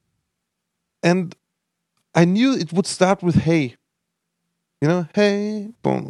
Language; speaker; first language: English; non-native, fluent; Armenian